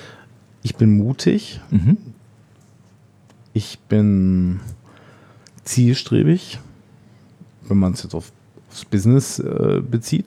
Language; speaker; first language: German; native; German